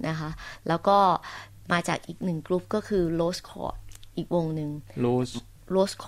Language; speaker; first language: Thai; native; Thai